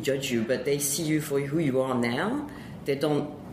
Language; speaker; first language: English; non-native, fluent; French